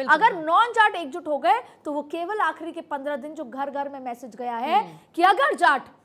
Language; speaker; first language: Hindi; native; Hindi